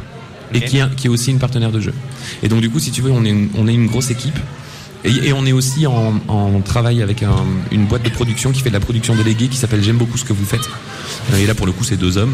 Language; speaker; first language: French; native; French